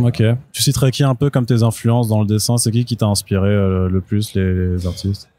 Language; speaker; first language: French; native; French